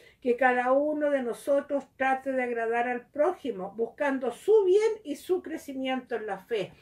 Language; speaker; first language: Spanish; native; Spanish